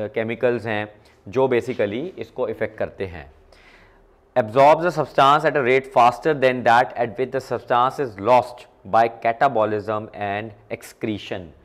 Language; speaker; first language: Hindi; non-native, local second language; Punjabi